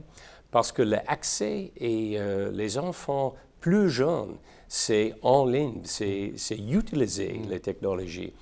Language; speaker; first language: French; non-native, learner; English